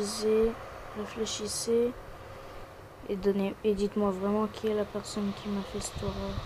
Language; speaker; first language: French; native; French